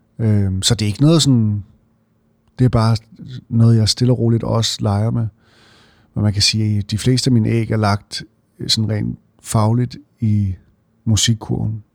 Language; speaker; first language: Danish; native; Danish